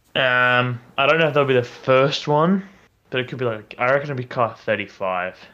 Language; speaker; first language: English; native; English